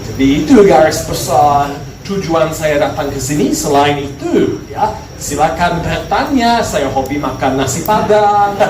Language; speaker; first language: Indonesian; non-native, fluent; English